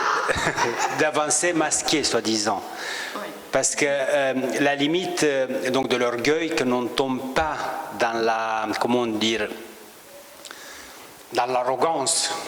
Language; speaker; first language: French; non-native, local second language; Romanian